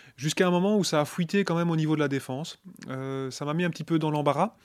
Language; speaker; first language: French; native; French